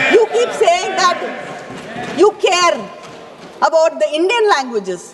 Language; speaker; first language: English; non-native, local second language; Tamil